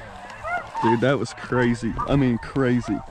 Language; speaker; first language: English; native; English